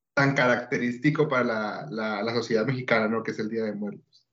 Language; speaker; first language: Spanish; native; Spanish